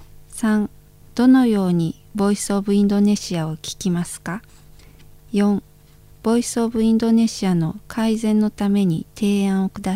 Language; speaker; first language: Japanese; non-native, learner; Indonesian